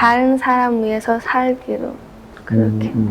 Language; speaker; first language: Korean; early bilingual, heritage; Korean